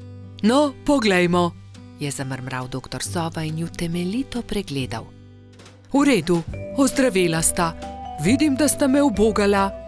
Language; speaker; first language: Slovenian; native; Slovenian